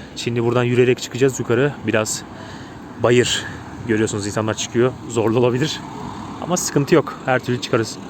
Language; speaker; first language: Turkish; native; Turkish